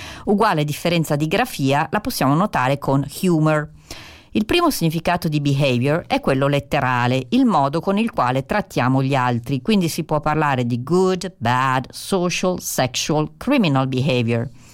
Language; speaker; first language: Italian; native; Italian